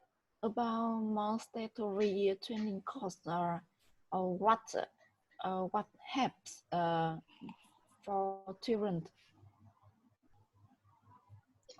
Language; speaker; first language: English; non-native, learner; Vietnamese